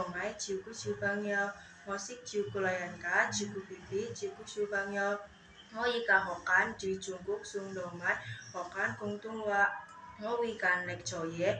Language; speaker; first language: Cantonese; non-native, learner; Indonesian